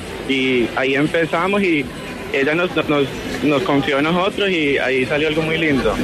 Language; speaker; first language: Spanish; early bilingual, heritage; Spanish